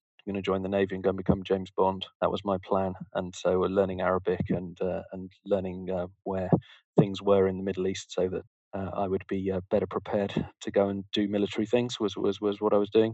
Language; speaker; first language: English; native; English